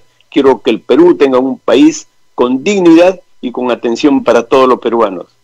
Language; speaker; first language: Spanish; native; Spanish